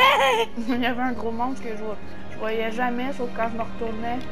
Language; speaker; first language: French; native; French